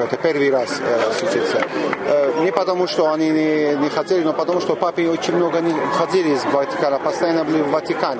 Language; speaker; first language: Russian; non-native, learner; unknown